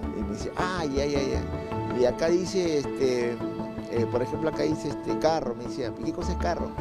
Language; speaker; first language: Spanish; native; Spanish